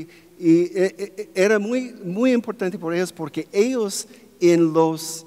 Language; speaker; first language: Spanish; non-native, fluent; English